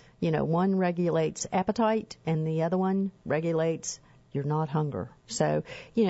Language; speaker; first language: English; native; English